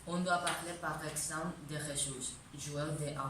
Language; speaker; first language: French; non-native, learner; Spanish